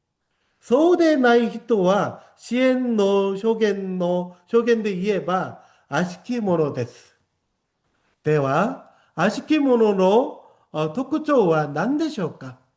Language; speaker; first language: Japanese; non-native, fluent; Korean